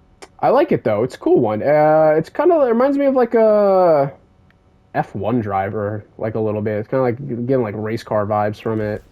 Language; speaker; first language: English; native; English